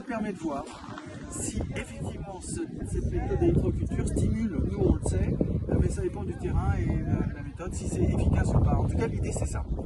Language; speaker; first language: French; native; French